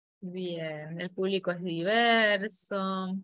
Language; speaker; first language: Spanish; native; Spanish